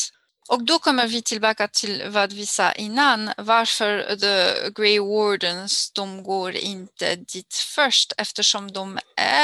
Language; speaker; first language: Swedish; non-native, fluent; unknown